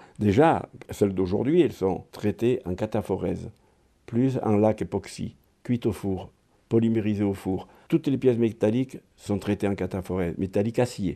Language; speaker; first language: French; native; French